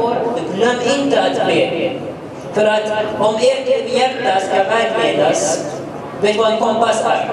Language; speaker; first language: Swedish; early bilingual, other home language; Arabic